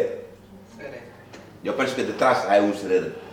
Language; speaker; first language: Spanish; non-native, fluent; Wolof